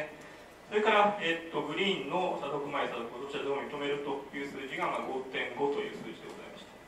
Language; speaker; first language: Japanese; native; Japanese